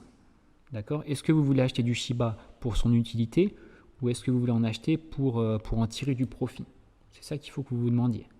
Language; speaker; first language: French; native; French